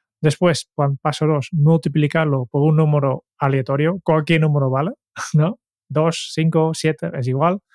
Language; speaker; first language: Spanish; non-native, fluent; Dutch